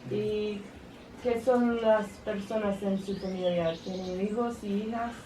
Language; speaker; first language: Spanish; non-native, learner; English